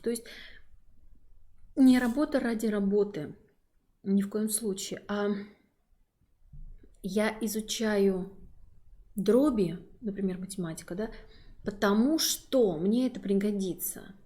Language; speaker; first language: Russian; native; Russian